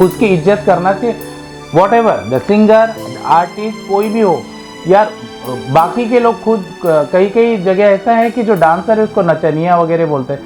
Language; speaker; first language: Hindi; non-native, local second language; Malayalam